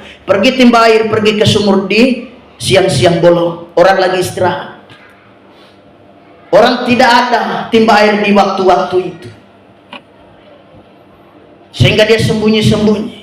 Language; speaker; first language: Indonesian; native; Indonesian